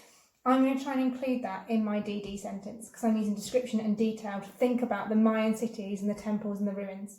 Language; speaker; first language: English; native; English